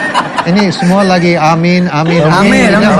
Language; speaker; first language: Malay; non-native, fluent; English